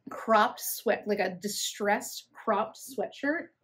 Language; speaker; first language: English; native; English